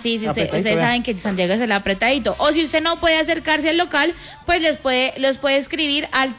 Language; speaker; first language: Spanish; native; Spanish